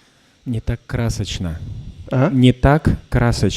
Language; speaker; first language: Russian; native; Russian